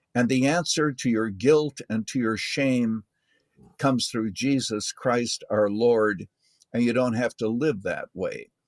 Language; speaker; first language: English; native; English